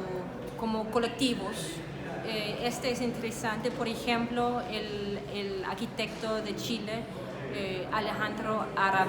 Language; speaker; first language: Spanish; non-native, learner; Danish